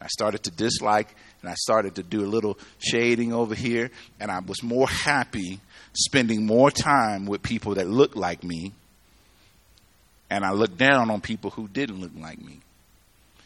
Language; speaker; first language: English; native; English